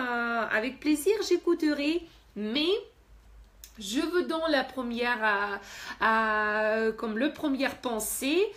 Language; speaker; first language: French; non-native, fluent; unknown